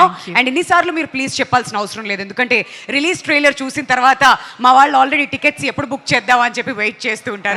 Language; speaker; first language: Telugu; native; Telugu